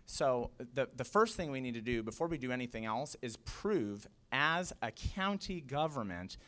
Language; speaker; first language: English; native; English